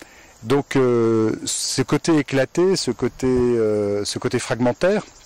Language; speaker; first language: French; native; French